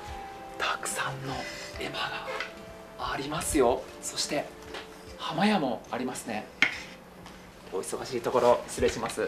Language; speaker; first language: Japanese; native; Japanese